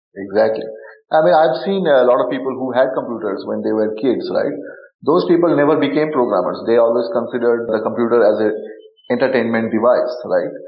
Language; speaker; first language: English; non-native, local second language; Bangla